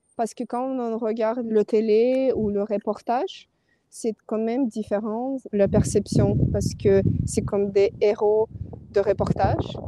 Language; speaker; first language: French; non-native, fluent; Ukrainian